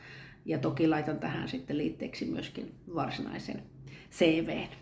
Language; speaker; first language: Finnish; native; Finnish